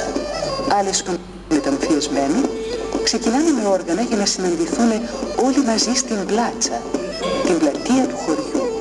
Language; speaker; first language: Greek; native; Greek